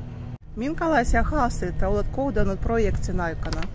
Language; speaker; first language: Finnish; non-native, fluent; Russian